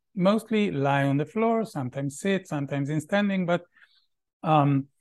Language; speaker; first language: English; non-native, fluent; Hebrew